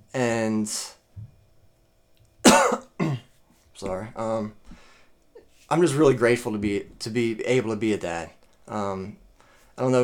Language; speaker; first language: English; native; English